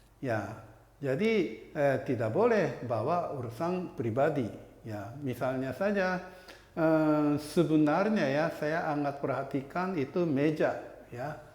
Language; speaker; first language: Indonesian; non-native, fluent; Japanese